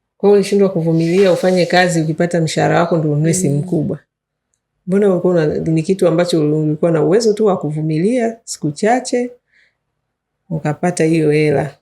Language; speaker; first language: Swahili; native; Swahili